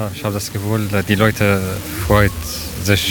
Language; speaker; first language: German; non-native, learner; Arabic